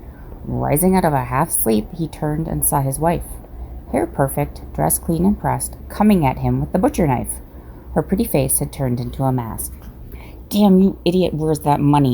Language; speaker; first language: English; native; English